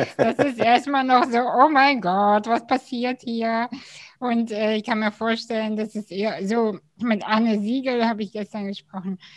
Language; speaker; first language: German; early bilingual, other home language; Russian